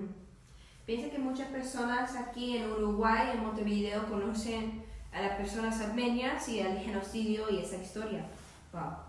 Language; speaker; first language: Spanish; non-native, learner; English